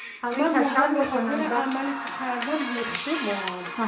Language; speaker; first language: Persian; native; Persian